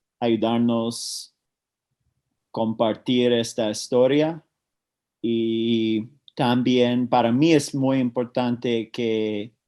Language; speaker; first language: Spanish; non-native, fluent; English